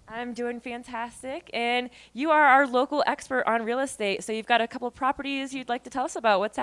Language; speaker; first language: English; native; English